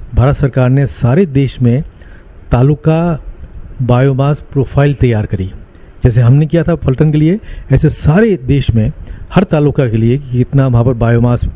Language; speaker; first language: Hindi; native; Hindi